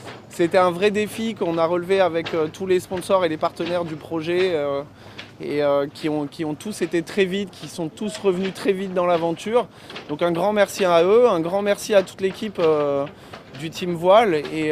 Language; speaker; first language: French; native; French